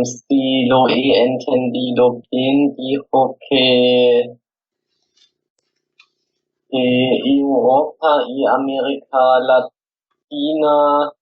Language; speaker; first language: Spanish; non-native, fluent; German